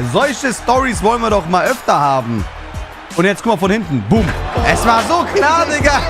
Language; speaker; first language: German; native; German